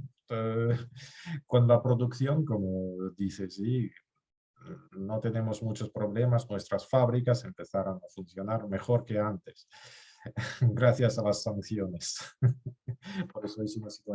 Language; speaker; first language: Spanish; non-native, fluent; Russian